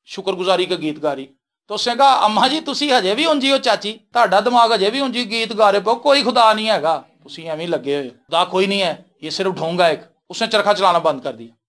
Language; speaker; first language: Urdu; non-native, local second language; Punjabi